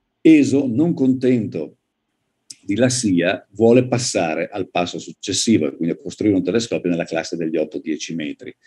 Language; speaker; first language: Italian; native; Italian